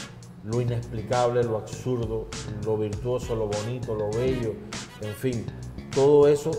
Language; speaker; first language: Spanish; native; Spanish